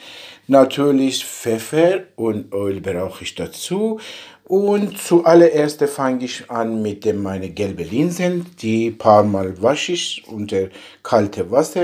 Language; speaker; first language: German; non-native, fluent; Persian